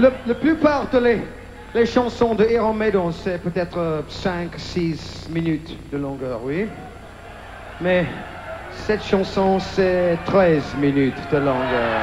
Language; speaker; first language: French; non-native, learner; English